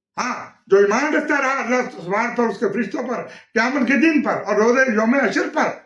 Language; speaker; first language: Urdu; non-native, local second language; Punjabi